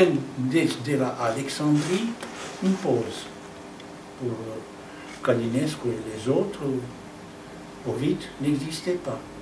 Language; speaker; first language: French; non-native, fluent; Romanian